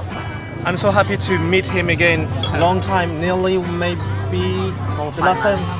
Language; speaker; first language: English; non-native, learner; French